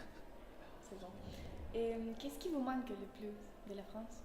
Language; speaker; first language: French; non-native, learner; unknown